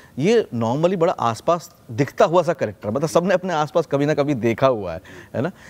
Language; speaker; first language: Hindi; native; Hindi